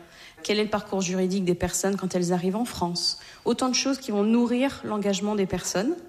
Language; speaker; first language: French; native; French